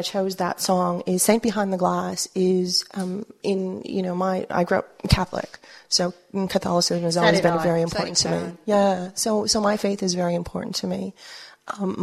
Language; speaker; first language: English; early bilingual, other home language; Spanish